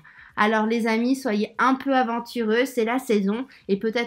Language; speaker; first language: French; native; French